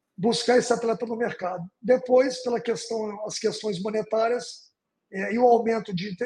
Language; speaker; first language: Portuguese; native; Portuguese